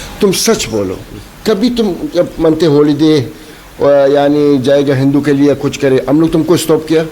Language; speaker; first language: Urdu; non-native, learner; Arabic